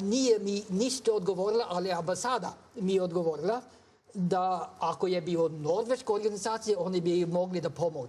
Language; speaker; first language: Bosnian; non-native, fluent; Norwegian